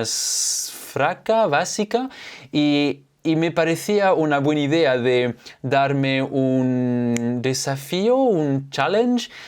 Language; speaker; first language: Spanish; non-native, fluent; French